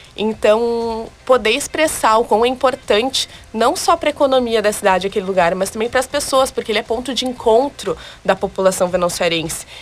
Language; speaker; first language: Portuguese; native; Portuguese